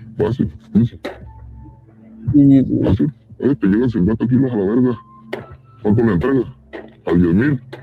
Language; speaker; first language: Spanish; native; Spanish